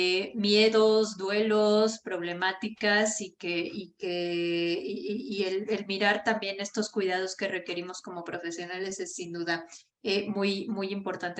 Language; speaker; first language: Spanish; native; Spanish